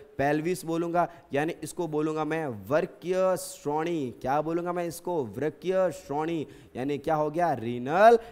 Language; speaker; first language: Hindi; native; Hindi